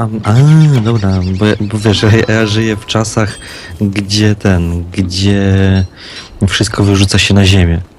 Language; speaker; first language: Polish; native; Polish